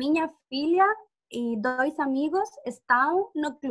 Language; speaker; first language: Portuguese; non-native, learner; Spanish